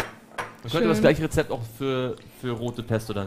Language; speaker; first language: German; native; German